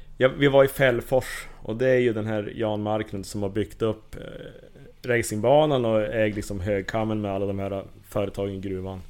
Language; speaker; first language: Swedish; native; Swedish